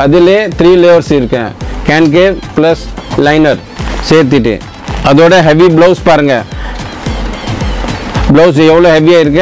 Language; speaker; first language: Tamil; non-native, local second language; Hindi